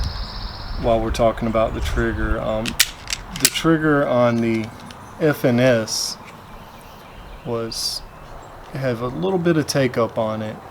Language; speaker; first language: English; native; English